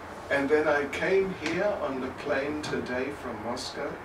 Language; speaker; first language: English; native; English